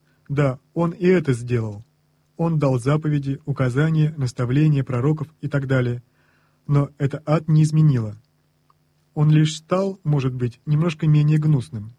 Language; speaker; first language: Russian; native; Russian